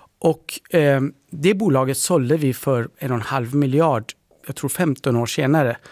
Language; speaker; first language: Swedish; early bilingual, other home language; Persian